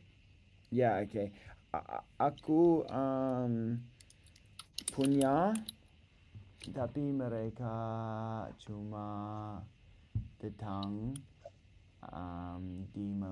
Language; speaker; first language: Indonesian; non-native, learner; English